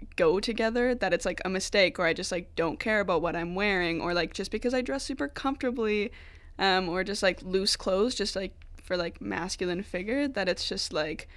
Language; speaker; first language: English; native; English